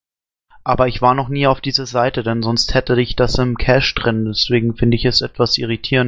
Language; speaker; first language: German; native; German